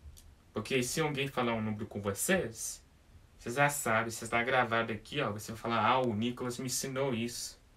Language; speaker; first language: Portuguese; early bilingual, heritage; English